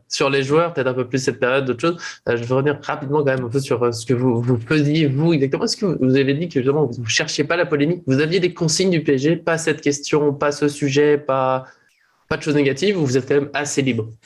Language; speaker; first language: French; native; French